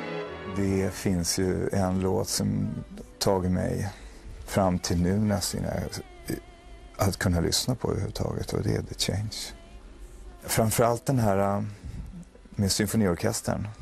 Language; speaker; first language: Swedish; native; Swedish